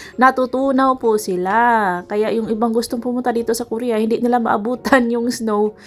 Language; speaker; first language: Filipino; non-native, local second language; Cebuano